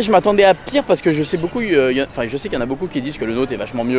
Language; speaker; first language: French; native; French